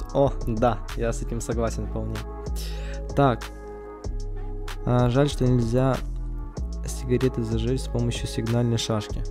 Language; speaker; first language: Russian; native; Russian